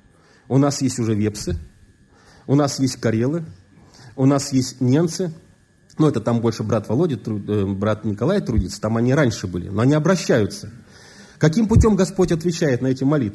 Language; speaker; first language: Russian; native; Russian